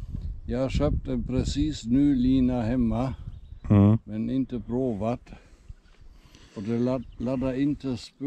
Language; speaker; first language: Swedish; non-native, fluent; German